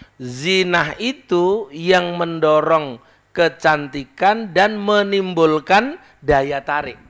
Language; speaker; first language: Indonesian; native; Indonesian